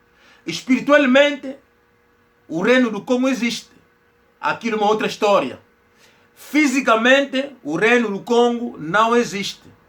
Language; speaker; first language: Portuguese; non-native, local second language; Kongo